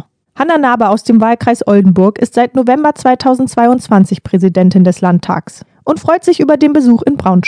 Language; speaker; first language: German; native; German